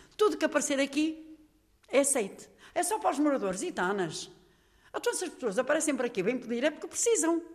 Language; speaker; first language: Portuguese; native; Portuguese